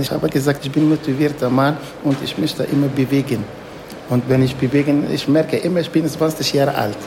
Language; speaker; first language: German; non-native, learner; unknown